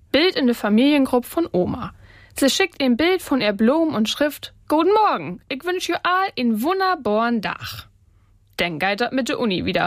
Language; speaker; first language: German; native; German